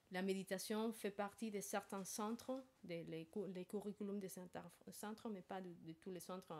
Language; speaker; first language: French; non-native, fluent; Spanish